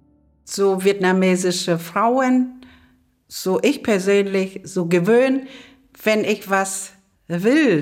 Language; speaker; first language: German; non-native, learner; Vietnamese